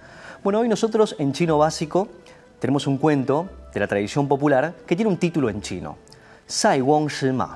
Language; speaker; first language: Spanish; native; Spanish